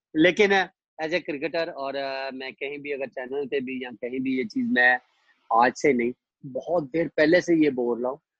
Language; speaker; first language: Urdu; non-native, local second language; Punjabi